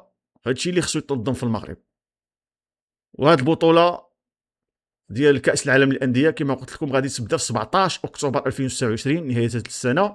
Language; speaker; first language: Arabic; native; Arabic